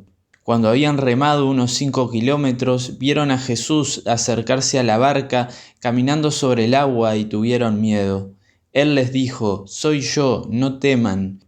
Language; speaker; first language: Spanish; native; Spanish